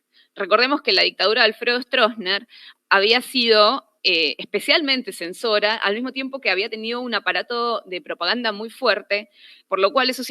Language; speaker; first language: Spanish; native; Spanish